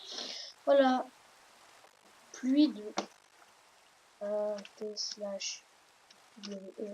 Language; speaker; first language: French; native; French